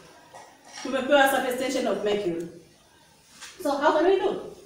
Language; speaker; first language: English; non-native, local second language; Swahili